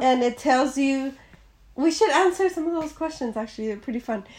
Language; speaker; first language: English; early bilingual, other home language; Spanish